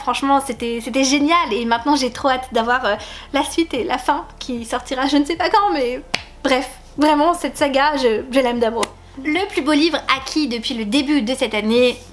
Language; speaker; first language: French; native; French